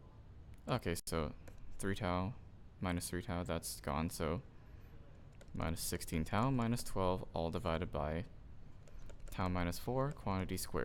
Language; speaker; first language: English; native; English